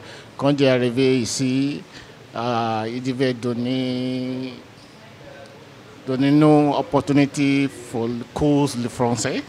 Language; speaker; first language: French; non-native, learner; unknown